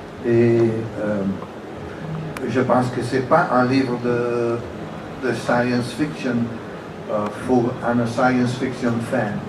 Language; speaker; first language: French; non-native, fluent; Italian